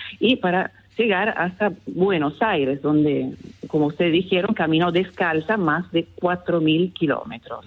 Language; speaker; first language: Spanish; non-native, fluent; Italian